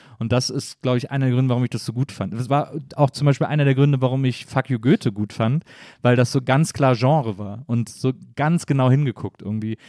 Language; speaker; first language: German; native; German